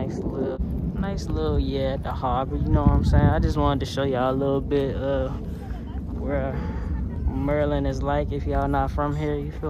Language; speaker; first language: English; native; English